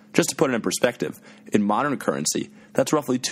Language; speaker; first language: English; native; English